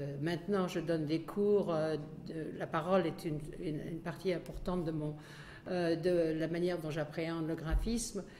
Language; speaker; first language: French; native; French